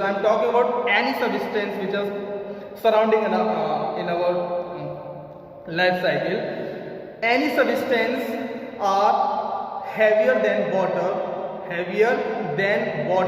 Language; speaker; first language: English; non-native, local second language; Hindi